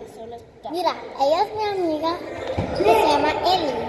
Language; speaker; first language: Spanish; early bilingual, heritage; Spanish